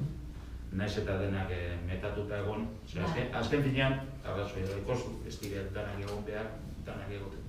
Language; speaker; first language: Basque; native; Basque